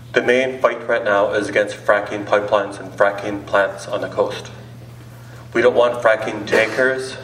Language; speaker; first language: English; native; English